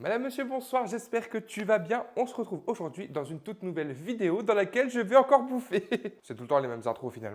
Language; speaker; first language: French; native; French